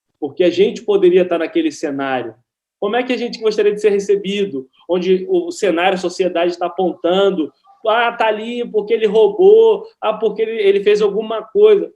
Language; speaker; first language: Portuguese; native; Portuguese